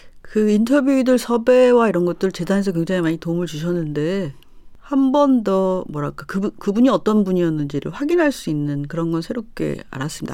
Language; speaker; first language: Korean; native; Korean